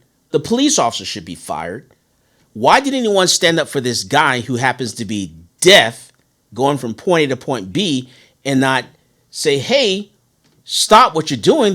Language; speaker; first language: English; native; English